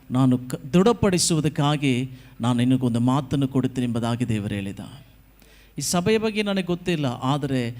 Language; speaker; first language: Kannada; non-native, local second language; Tamil